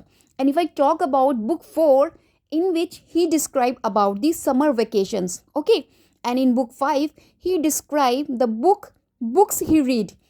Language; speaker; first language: English; non-native, local second language; Hindi